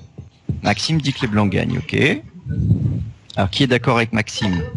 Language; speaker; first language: French; native; French